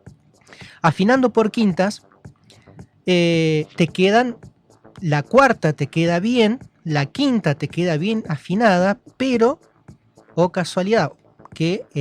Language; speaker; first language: Spanish; native; Spanish